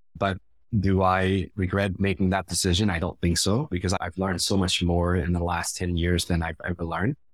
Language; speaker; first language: English; non-native, fluent; Khmer